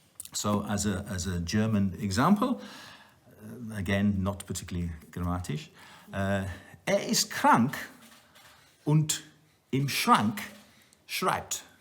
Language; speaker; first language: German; non-native, learner; Welsh